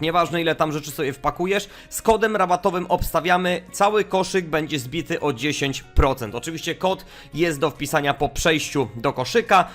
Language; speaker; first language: Polish; native; Polish